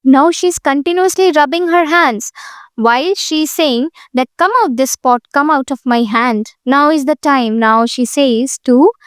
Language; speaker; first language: English; non-native, local second language; Hindi